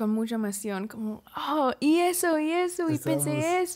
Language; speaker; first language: Spanish; non-native, learner; English